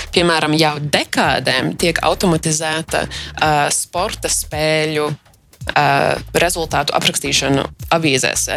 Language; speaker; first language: Latvian; early bilingual, heritage; Latvian